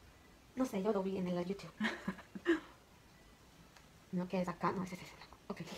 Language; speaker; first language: Spanish; early bilingual, heritage; English